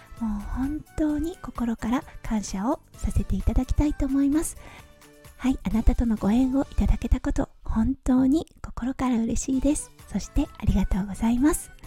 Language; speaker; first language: Japanese; native; Japanese